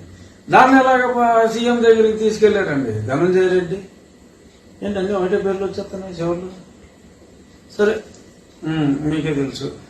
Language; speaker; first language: Telugu; native; Telugu